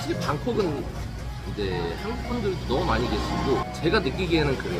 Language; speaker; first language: Korean; native; Korean